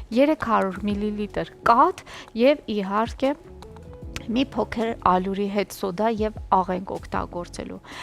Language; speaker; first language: Armenian; native; Armenian